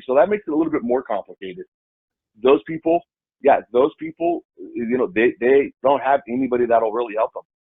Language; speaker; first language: English; native; English